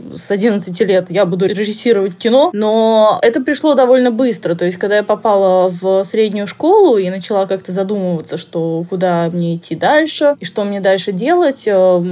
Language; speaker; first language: Russian; early bilingual, heritage; Russian